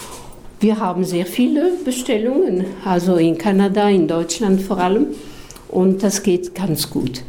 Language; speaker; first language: German; non-native, fluent; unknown